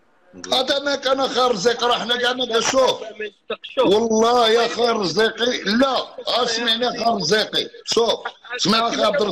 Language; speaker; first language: Arabic; native; Arabic